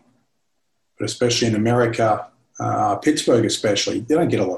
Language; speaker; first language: English; native; English